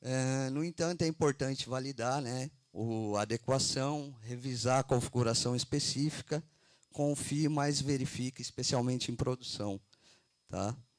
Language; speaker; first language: Portuguese; native; Portuguese